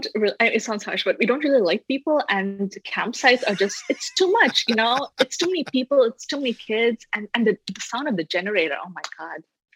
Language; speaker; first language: English; non-native, fluent; Tamil